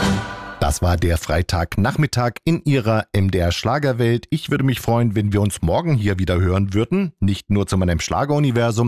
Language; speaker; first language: German; native; German